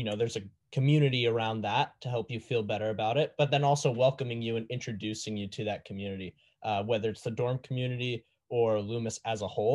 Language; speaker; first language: English; native; English